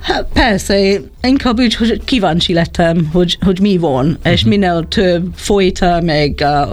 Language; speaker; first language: Hungarian; non-native, fluent; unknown